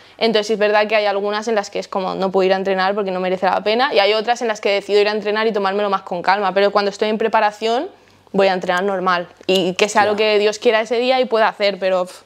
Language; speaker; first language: Spanish; early bilingual, heritage; Spanish